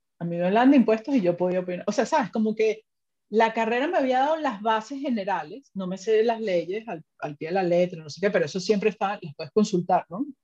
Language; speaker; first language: Spanish; native; Spanish